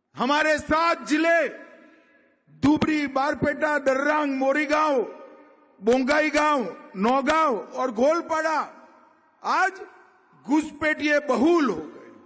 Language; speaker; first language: Hindi; non-native, local second language; Gujarati